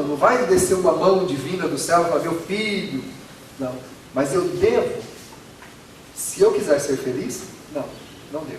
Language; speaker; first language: Portuguese; native; Portuguese